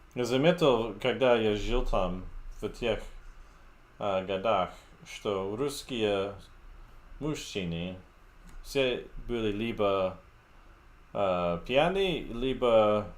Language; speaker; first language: Russian; non-native, fluent; English